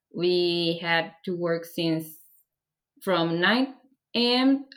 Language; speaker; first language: English; non-native, fluent; Persian